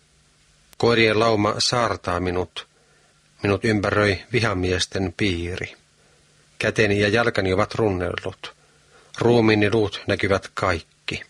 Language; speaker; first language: Finnish; native; Finnish